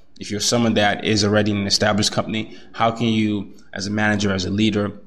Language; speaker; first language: English; non-native, local second language; Yoruba